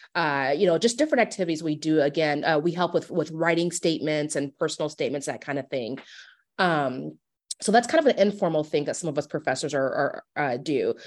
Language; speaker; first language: English; native; English